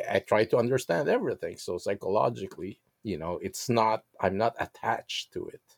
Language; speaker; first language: English; non-native, local second language; Filipino